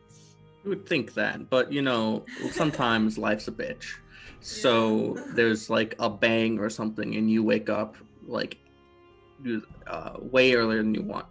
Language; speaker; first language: English; native; English